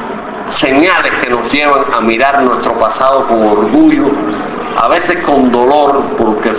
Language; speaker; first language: Spanish; native; Spanish